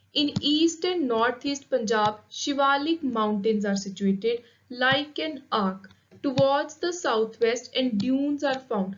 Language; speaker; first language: English; non-native, local second language; Punjabi